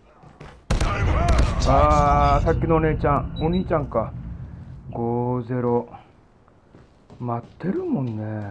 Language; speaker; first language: Japanese; native; Japanese